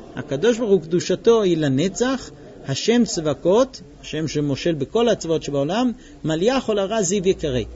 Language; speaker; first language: Hebrew; non-native, fluent; English